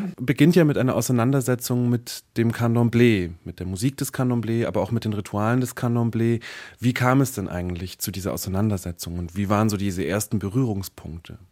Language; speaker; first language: German; native; German